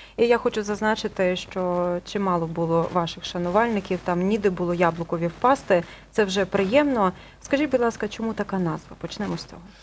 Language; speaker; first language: Ukrainian; native; Ukrainian